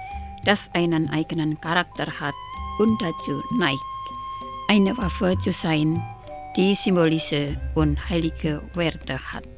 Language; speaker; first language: German; non-native, fluent; Indonesian